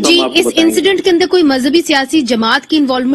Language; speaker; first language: Urdu; native; Urdu